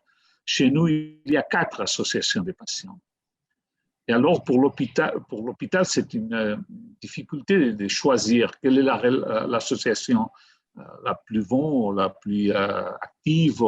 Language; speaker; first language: French; non-native, fluent; Catalan